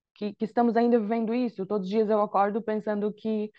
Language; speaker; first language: Portuguese; non-native, fluent; Arabic